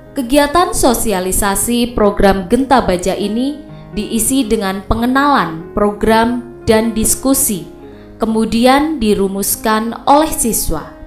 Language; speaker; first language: Indonesian; non-native, local second language; Javanese